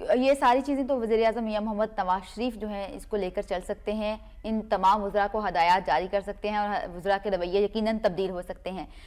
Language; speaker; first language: Urdu; native; Urdu